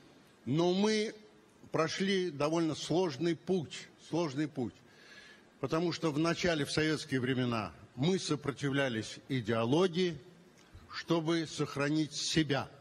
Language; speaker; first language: Russian; native; Russian